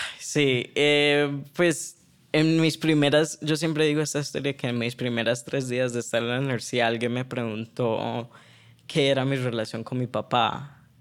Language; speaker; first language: Spanish; early bilingual, heritage; Spanish